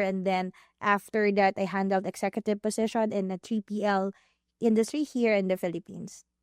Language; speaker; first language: English; non-native, local second language; Filipino